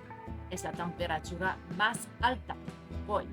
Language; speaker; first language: Spanish; non-native, learner; French